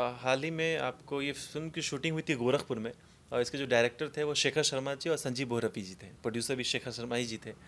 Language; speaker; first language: Hindi; non-native, local second language; Maithili